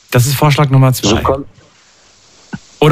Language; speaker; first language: German; native; German